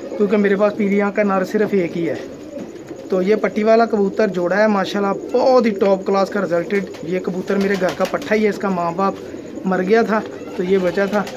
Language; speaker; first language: Urdu; non-native, local second language; Punjabi